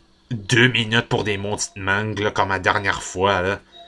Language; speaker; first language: French; native; French